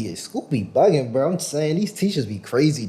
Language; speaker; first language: English; native; English